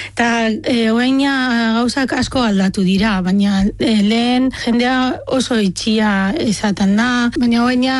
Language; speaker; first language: Basque; non-native, fluent; Arabic